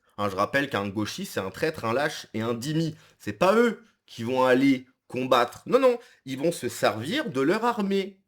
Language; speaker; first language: French; native; French